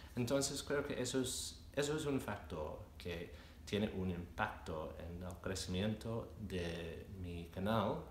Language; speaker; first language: Spanish; non-native, fluent; English